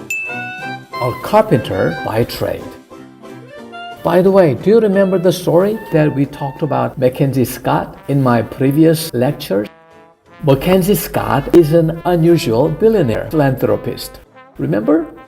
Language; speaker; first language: English; non-native, fluent; Korean